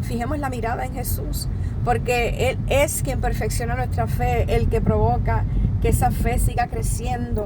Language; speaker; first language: Spanish; native; Spanish